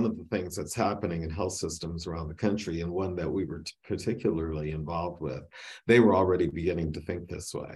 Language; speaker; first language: English; native; English